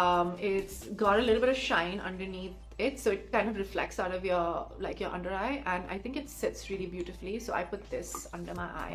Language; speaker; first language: English; non-native, local second language; Hindi